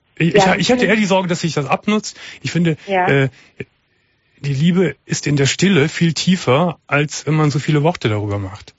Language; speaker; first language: German; native; German